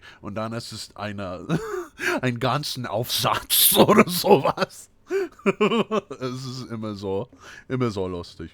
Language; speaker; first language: German; non-native, fluent; English